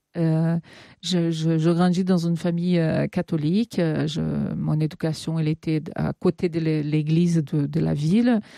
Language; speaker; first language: French; non-native, fluent; Portuguese